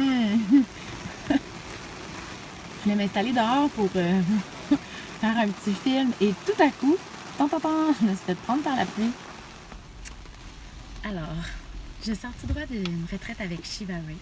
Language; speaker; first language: French; native; French